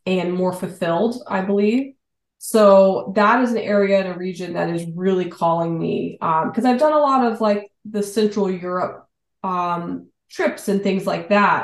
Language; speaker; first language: English; native; English